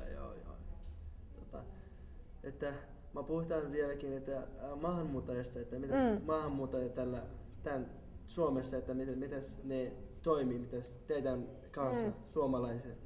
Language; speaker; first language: Finnish; non-native, learner; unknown